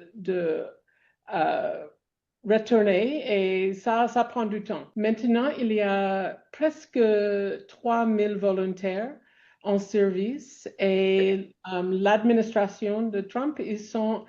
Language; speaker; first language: French; non-native, fluent; English